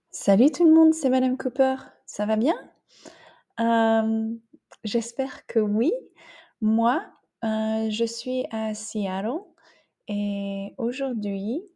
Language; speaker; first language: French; non-native, fluent; English